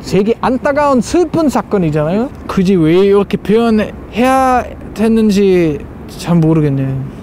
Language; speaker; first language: Korean; non-native, fluent; German